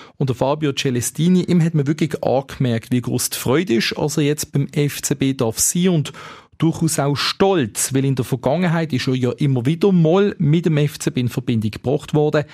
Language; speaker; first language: German; native; German